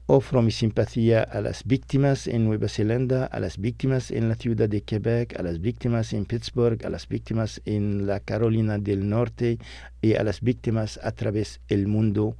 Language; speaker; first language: Spanish; non-native, fluent; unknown